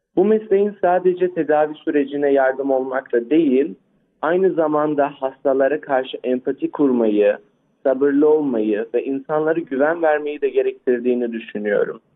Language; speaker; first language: Turkish; early bilingual, other home language; Arabic